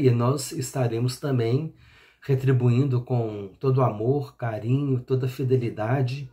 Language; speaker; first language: Portuguese; native; Portuguese